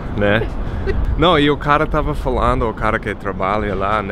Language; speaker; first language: Portuguese; non-native, fluent; English